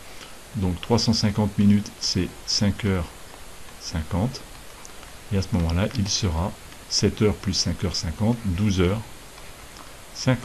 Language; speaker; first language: French; native; French